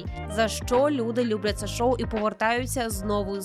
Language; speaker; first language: Ukrainian; native; Ukrainian